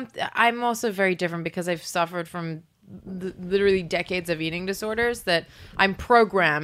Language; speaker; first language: English; native; English